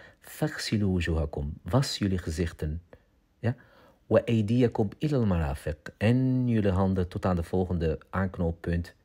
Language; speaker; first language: Dutch; early bilingual, other home language; Arabic